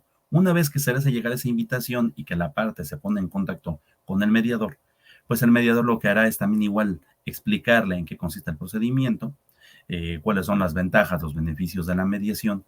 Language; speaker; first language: Spanish; native; Spanish